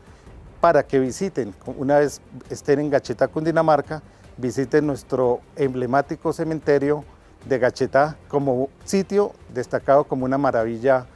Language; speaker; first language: Spanish; native; Spanish